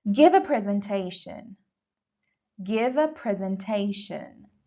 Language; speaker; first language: English; non-native, fluent; Persian